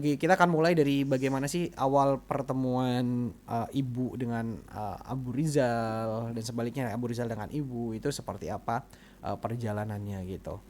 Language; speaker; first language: Indonesian; non-native, local second language; Madurese